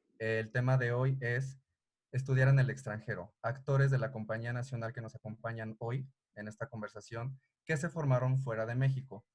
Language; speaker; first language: Spanish; native; Spanish